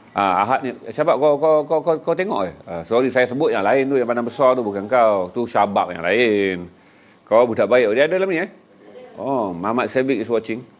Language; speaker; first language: Malay; native; Malay